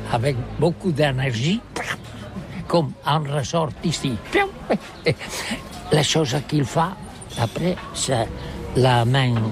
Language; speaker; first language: French; non-native, learner; Catalan